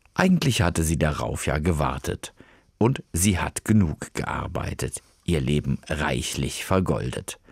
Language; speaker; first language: German; native; German